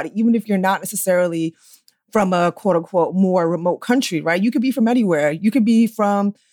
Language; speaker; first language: English; early bilingual, other home language; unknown